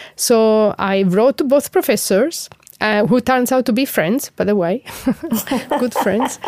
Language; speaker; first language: English; non-native, fluent; Italian